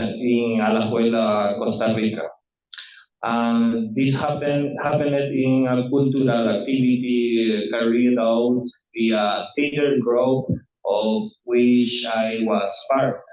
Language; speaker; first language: English; non-native, learner; Spanish